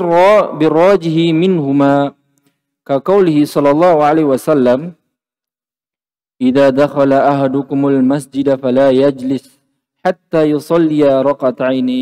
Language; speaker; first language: Arabic; non-native, learner; Indonesian